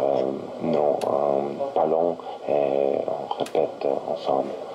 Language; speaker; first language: French; non-native, learner; English